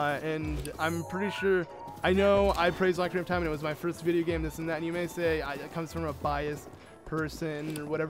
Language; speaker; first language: English; native; English